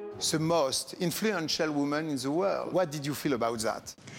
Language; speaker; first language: English; non-native, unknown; French